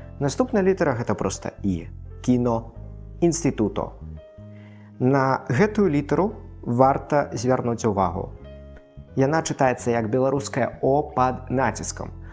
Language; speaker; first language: Belarusian; non-native, local second language; Russian